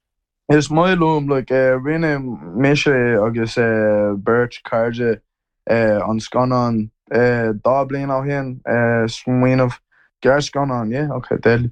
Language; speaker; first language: Irish; non-native, learner; English